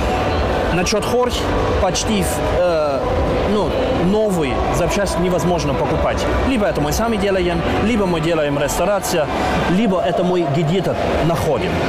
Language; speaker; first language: Russian; non-native, learner; German